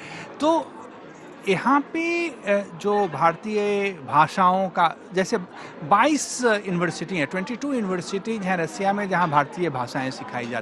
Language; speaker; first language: Hindi; native; Hindi